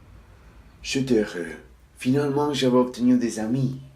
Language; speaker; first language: French; non-native, learner; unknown